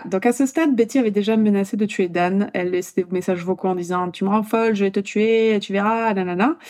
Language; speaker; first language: French; non-native, fluent; Polish